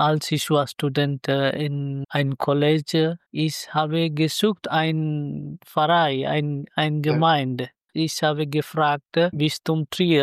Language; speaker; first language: German; non-native, learner; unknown